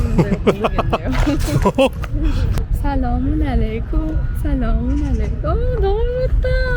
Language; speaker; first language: Korean; non-native, fluent; Persian